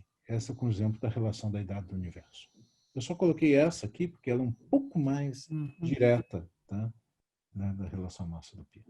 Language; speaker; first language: Portuguese; native; Portuguese